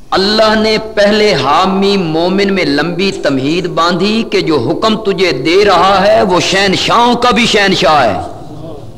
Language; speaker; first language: Urdu; non-native, local second language; Punjabi